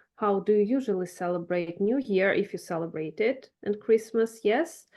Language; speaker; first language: English; non-native, fluent; Russian